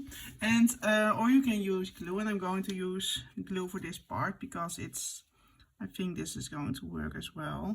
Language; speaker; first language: English; non-native, fluent; Dutch